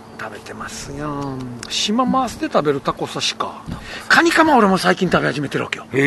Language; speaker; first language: Japanese; native; Japanese